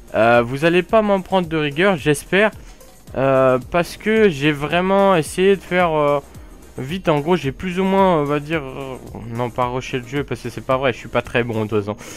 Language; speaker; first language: French; native; French